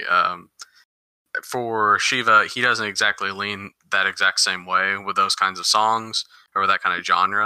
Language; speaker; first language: English; native; English